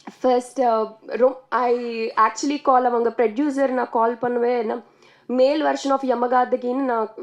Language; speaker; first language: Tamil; non-native, learner; Telugu